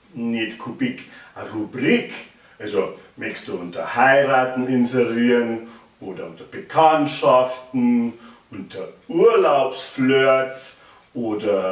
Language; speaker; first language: German; native; German